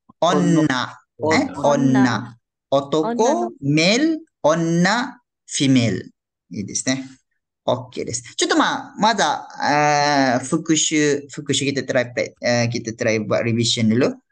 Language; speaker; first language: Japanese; non-native, fluent; Malay